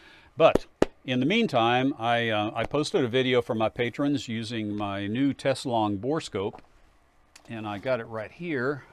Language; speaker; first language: English; native; English